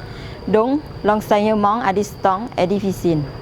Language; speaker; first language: French; non-native, fluent; Lao